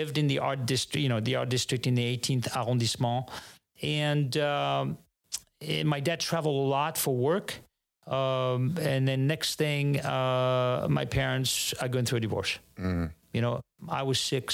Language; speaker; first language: English; non-native, fluent; French